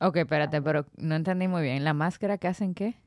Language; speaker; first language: Spanish; native; Spanish